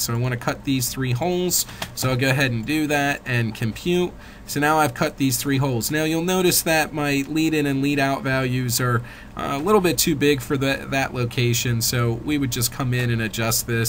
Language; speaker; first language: English; native; English